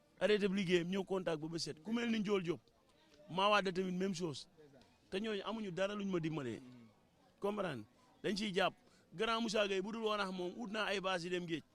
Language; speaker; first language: Wolof; native; Wolof